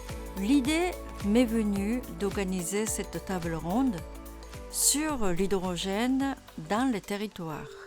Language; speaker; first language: French; non-native, fluent; Japanese